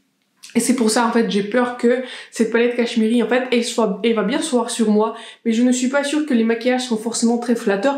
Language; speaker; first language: French; native; French